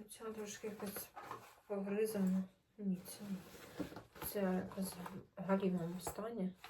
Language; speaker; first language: Ukrainian; native; Ukrainian